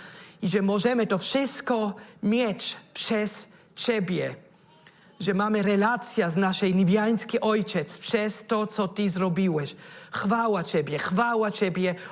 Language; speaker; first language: Polish; non-native, learner; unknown